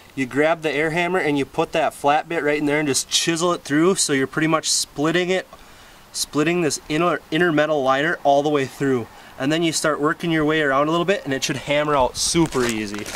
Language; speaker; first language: English; native; English